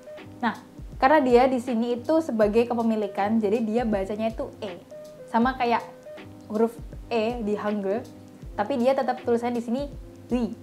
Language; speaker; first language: Indonesian; native; Indonesian